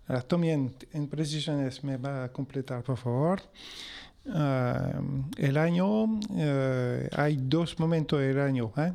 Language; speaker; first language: Spanish; non-native, fluent; French